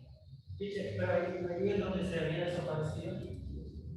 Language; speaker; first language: Spanish; native; Spanish